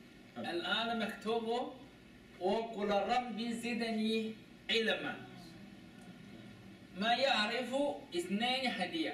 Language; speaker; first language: Arabic; non-native, learner; Chinese